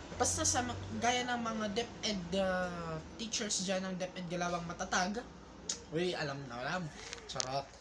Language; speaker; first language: Filipino; non-native, local second language; Iloko